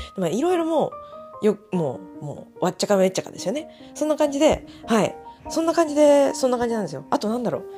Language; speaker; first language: Japanese; native; Japanese